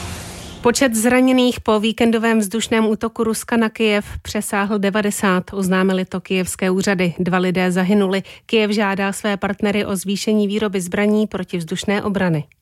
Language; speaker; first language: Czech; native; Czech